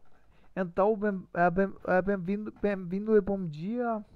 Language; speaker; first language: Portuguese; non-native, learner; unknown